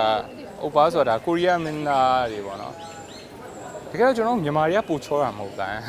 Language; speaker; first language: Burmese; native; Burmese